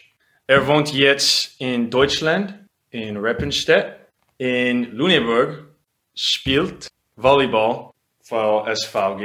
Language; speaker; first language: German; non-native, learner; English